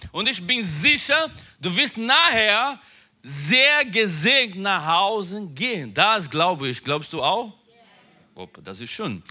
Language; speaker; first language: German; non-native, learner; Portuguese